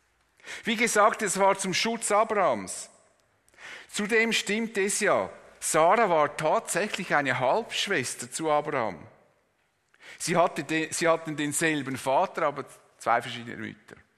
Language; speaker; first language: German; native; German